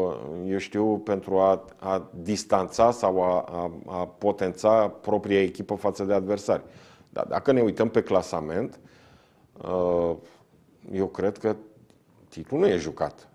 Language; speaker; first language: Romanian; native; Romanian